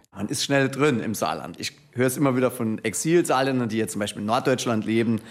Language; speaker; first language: German; native; German